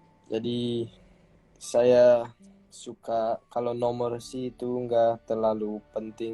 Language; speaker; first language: Indonesian; early bilingual, heritage; English